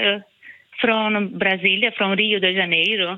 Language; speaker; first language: Swedish; non-native, fluent; Portuguese